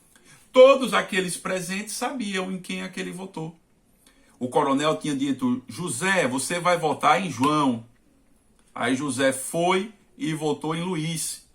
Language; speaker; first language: Portuguese; native; Portuguese